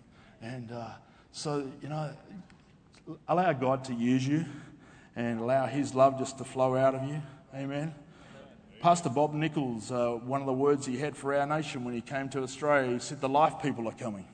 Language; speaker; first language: English; native; English